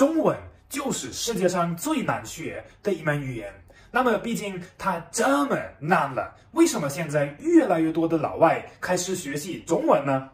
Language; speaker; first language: Chinese; non-native, fluent; German